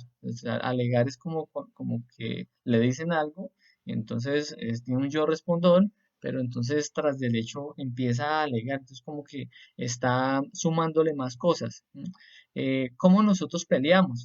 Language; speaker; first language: Spanish; native; Spanish